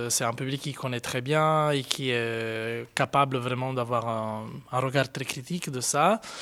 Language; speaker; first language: French; non-native, fluent; Italian